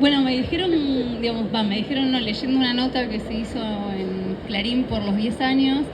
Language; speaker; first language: Spanish; native; Spanish